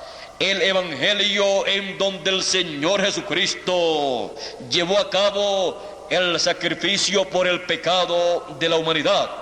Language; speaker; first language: Spanish; native; Spanish